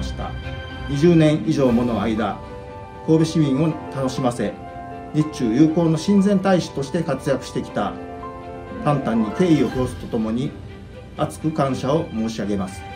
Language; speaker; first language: Japanese; native; Japanese